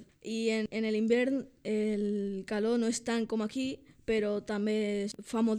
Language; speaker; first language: Catalan; early bilingual, other home language; Georgian